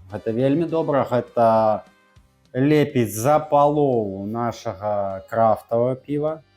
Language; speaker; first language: Belarusian; non-native, local second language; Russian